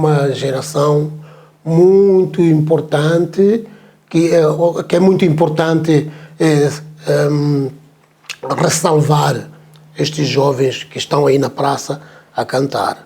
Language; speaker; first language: Portuguese; non-native, local second language; Tsonga